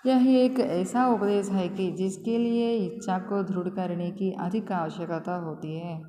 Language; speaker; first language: Hindi; non-native, local second language; Telugu